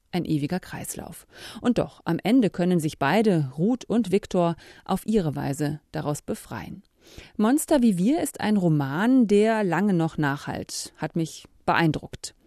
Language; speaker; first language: German; native; German